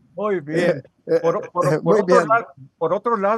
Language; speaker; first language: Spanish; native; Spanish